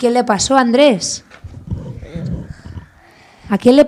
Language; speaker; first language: Spanish; native; Spanish